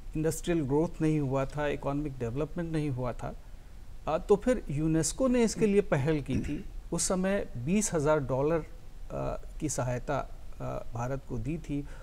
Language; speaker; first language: Hindi; native; Hindi